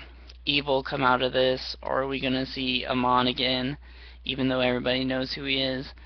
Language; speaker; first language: English; native; English